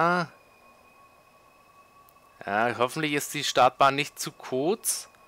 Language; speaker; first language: German; native; German